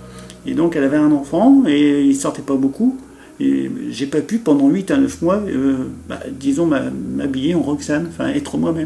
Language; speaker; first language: French; native; French